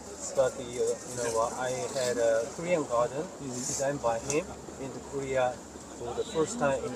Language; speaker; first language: English; non-native, local second language; Korean